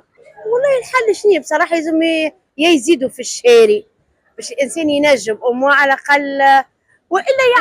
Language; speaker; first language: Arabic; native; Arabic